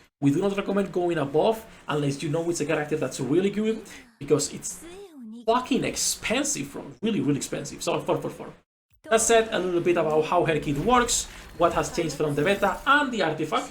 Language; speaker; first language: English; non-native, fluent; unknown